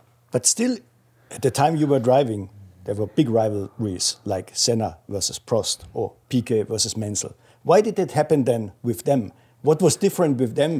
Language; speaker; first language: English; non-native, fluent; German